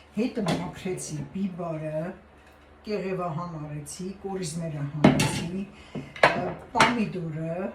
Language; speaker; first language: Armenian; native; Armenian